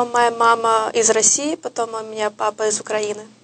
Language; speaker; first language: Russian; early bilingual, heritage; Russian